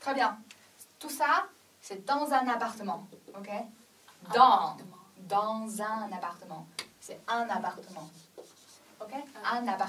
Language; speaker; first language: French; non-native, fluent; Chinese